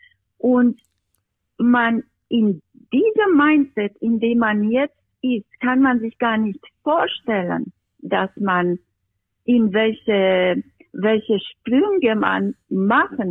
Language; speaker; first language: German; non-native, fluent; Romanian